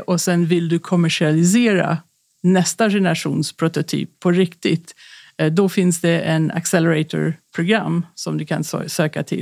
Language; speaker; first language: Swedish; non-native, fluent; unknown